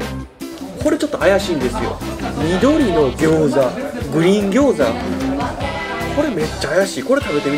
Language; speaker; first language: Japanese; native; Japanese